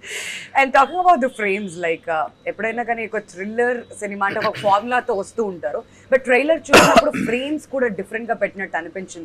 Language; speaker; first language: Telugu; native; Telugu